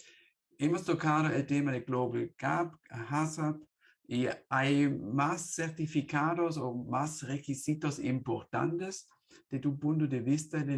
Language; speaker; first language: Spanish; non-native, fluent; German